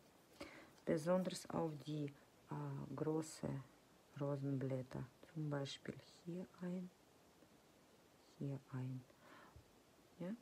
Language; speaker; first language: German; non-native, fluent; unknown